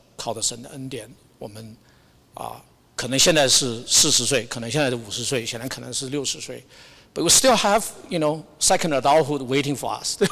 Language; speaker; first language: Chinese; native; Chinese